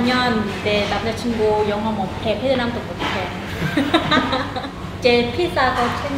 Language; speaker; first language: Korean; non-native, learner; Vietnamese